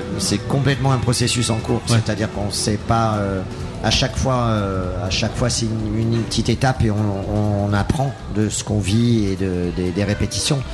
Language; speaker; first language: French; native; French